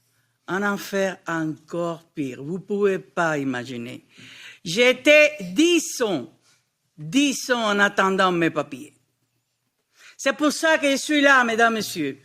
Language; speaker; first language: French; non-native, fluent; Spanish